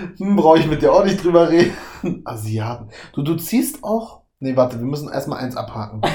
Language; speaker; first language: German; native; German